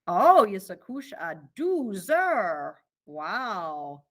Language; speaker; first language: French; non-native, fluent; English